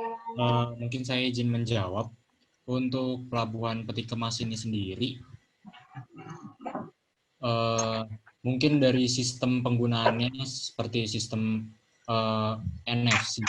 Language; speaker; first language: Indonesian; native; Indonesian